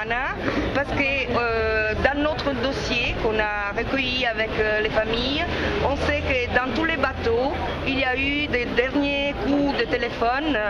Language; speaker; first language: French; non-native, fluent; Italian